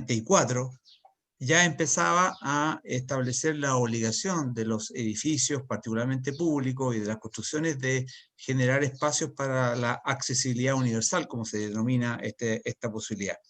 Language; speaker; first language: Spanish; native; Spanish